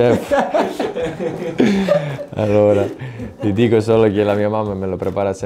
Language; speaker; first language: Italian; non-native, fluent; Greek